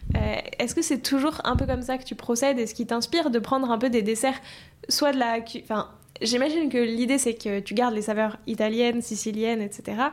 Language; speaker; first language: French; native; French